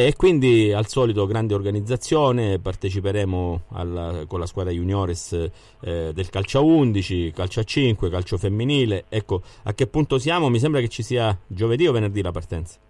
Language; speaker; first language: Italian; native; Italian